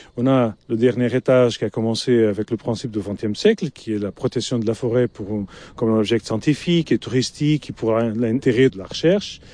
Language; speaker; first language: French; non-native, fluent; Portuguese